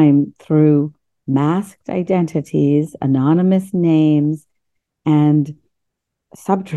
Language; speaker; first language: English; early bilingual, other home language; Urdu